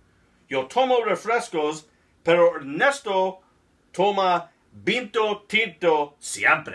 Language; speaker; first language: Spanish; non-native, learner; English